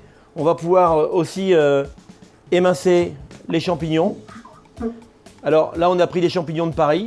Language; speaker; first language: French; native; French